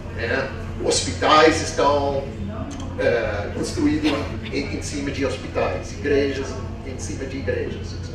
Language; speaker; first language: Portuguese; non-native, fluent; English